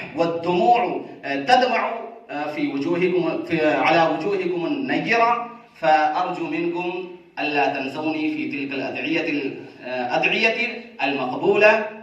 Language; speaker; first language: Arabic; non-native, fluent; Urdu